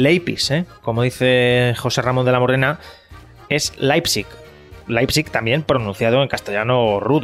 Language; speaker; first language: Spanish; native; Spanish